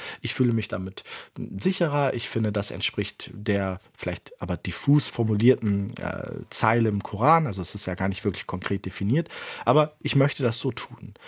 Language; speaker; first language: German; early bilingual, other home language; Turkish